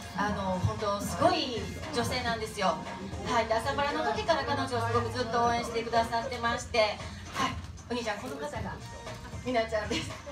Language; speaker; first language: Japanese; native; Japanese